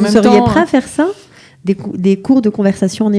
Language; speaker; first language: French; native; French